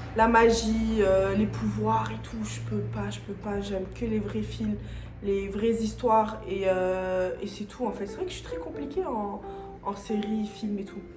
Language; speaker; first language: French; early bilingual, other home language; Arabic